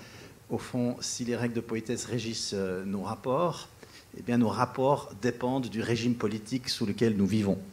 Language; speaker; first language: French; native; French